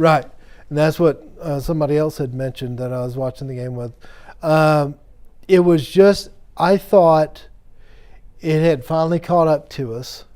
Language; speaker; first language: English; native; English